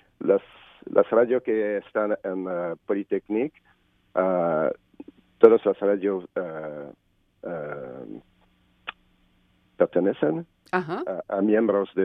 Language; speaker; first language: Spanish; non-native, learner; French